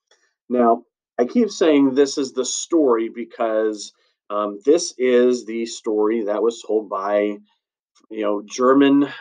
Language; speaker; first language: English; native; English